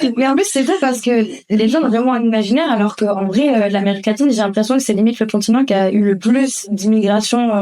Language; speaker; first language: French; early bilingual, other home language; Spanish